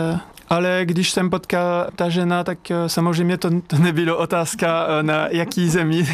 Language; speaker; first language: Czech; non-native, fluent; French